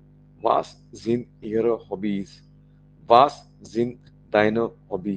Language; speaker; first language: German; non-native, learner; Marathi